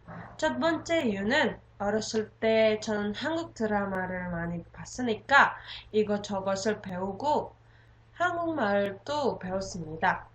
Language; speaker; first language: Korean; non-native, learner; Indonesian